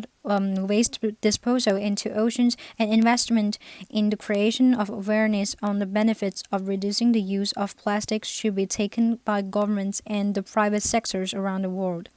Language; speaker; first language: English; non-native, fluent; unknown